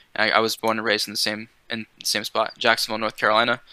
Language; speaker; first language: English; native; English